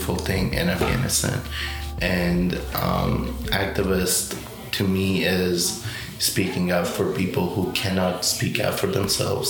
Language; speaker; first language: English; non-native, fluent; Persian